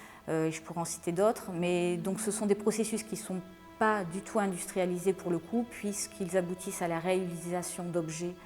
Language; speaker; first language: French; native; French